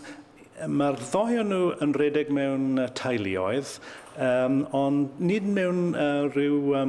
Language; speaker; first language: Welsh; native; Welsh